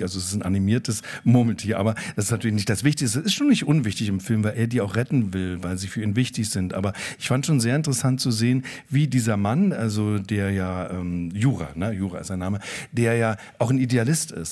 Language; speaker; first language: German; native; German